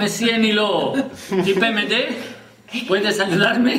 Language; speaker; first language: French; non-native, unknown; Spanish